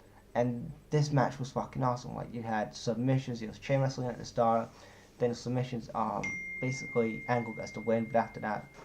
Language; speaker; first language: English; native; English